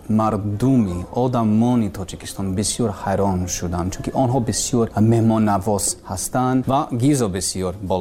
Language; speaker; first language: Persian; non-native, learner; English